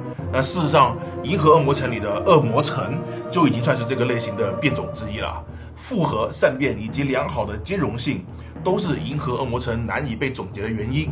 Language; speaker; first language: Chinese; native; Chinese